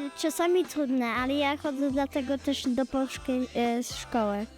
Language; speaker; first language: Polish; early bilingual, heritage; Polish